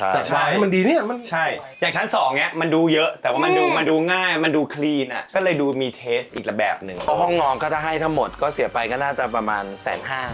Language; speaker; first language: Thai; early bilingual, heritage; Swedish